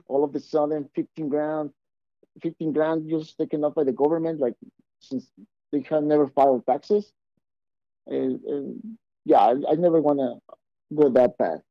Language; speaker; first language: English; non-native, fluent; Spanish